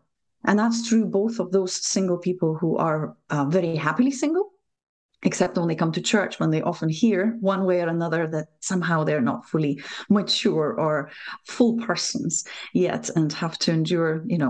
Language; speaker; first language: English; non-native, fluent; Lithuanian